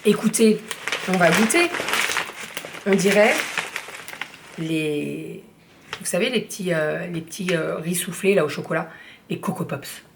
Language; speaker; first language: French; native; French